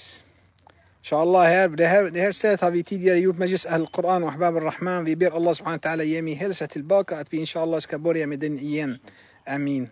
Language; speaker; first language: Swedish; non-native, fluent; Arabic